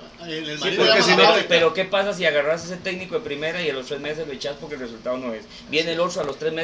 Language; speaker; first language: Spanish; native; Spanish